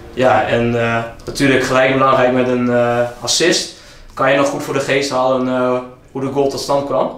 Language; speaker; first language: Dutch; native; Dutch